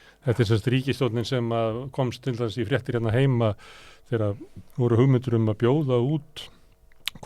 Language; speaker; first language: Icelandic; native; Icelandic